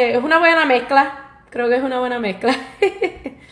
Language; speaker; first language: Spanish; native; Spanish